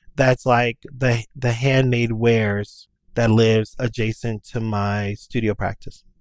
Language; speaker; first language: English; native; English